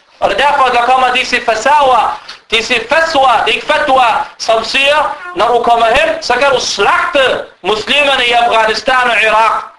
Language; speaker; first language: Danish; non-native, fluent; Arabic